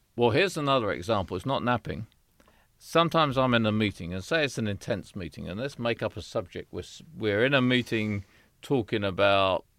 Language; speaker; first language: English; native; English